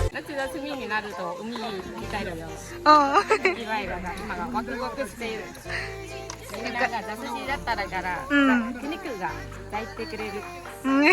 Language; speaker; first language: Japanese; native; Japanese